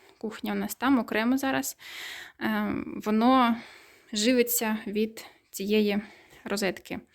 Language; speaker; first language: Ukrainian; native; Ukrainian